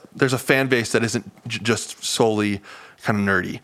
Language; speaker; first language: English; native; English